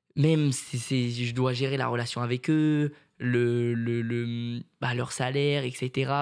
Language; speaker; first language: French; native; French